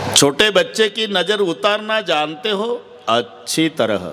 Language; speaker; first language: Hindi; non-native, local second language; Marathi